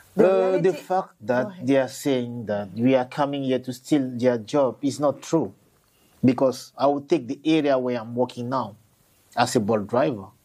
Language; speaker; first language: English; non-native, local second language; French